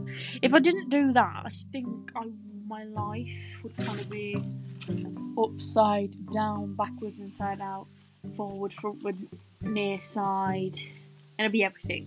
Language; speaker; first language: English; native; English